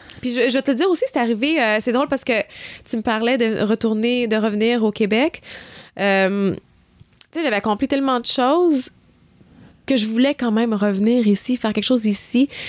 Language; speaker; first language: French; native; French